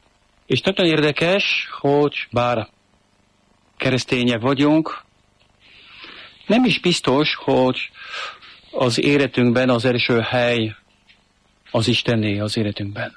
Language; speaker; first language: Hungarian; non-native, fluent; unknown